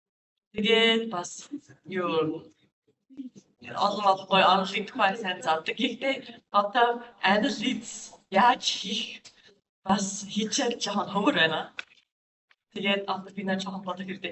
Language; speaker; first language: Mongolian; non-native, learner; English